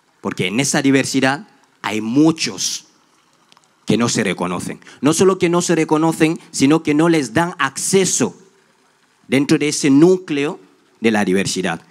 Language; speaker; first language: Spanish; non-native, fluent; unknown